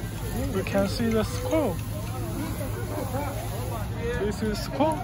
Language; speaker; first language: English; non-native, learner; Chinese